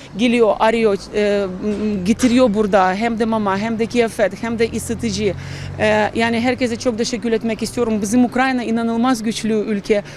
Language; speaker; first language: Turkish; non-native, learner; Ukrainian